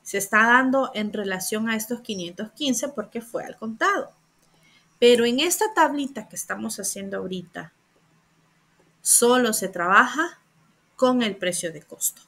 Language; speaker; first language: Spanish; native; Spanish